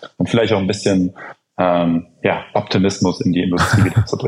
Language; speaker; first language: German; native; German